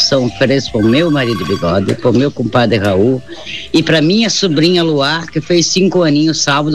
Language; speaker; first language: Portuguese; native; Portuguese